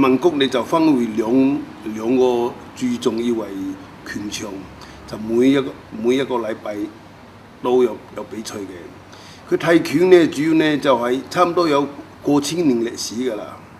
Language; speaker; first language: Cantonese; non-native, local second language; Min Nan Chinese